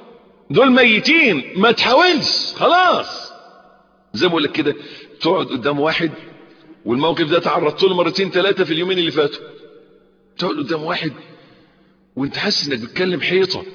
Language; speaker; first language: Arabic; native; Arabic